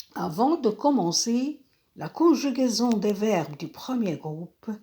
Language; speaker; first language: French; non-native, local second language; Arabic